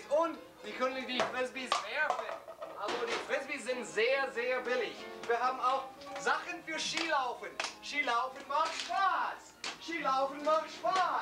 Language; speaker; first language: German; non-native, learner; English